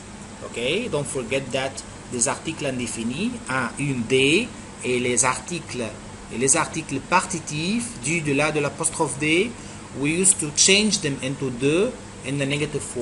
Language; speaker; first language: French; non-native, fluent; Arabic